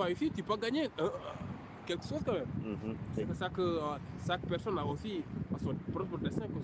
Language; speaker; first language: French; non-native, local second language; Wolof